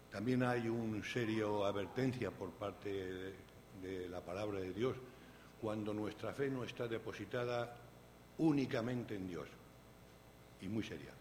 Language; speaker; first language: Spanish; native; Spanish